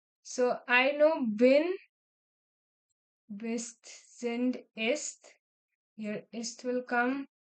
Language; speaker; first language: German; non-native, fluent; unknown